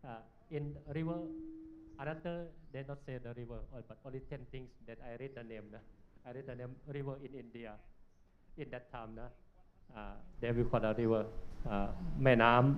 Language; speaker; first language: English; non-native, learner; Thai